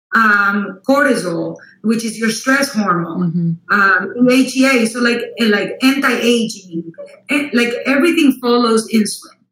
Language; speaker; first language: English; non-native, fluent; Spanish